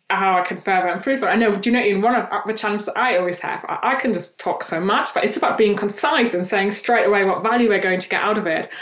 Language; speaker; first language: English; non-native, fluent; German